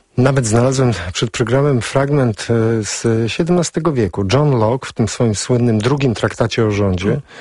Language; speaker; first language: Polish; native; Polish